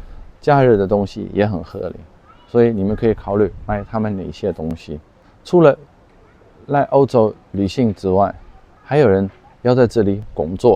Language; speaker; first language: Chinese; non-native, fluent; Dutch